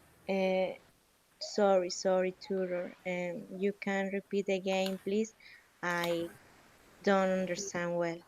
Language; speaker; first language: English; non-native, learner; Spanish